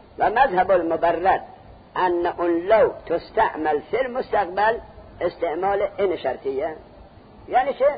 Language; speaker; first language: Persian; native; Persian